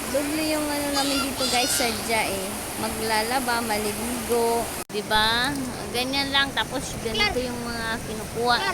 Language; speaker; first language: Filipino; non-native, local second language; Waray